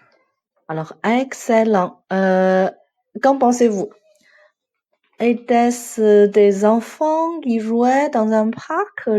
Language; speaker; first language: French; non-native, fluent; Chinese